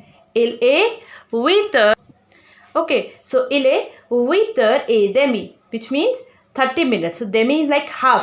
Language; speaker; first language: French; non-native, fluent; Hindi